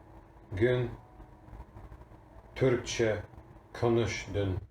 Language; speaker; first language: Turkish; non-native, learner; English